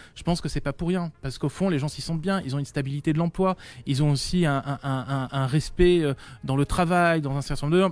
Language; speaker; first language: French; native; French